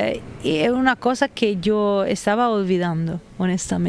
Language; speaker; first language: Spanish; non-native, fluent; Italian